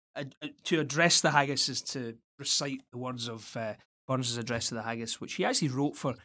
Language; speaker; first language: English; native; English